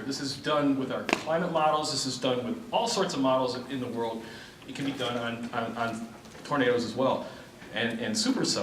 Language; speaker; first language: English; native; English